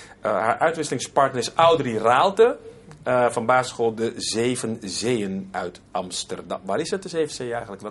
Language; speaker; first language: Dutch; native; Dutch